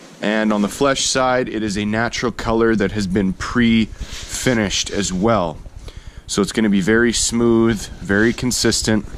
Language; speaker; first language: English; native; English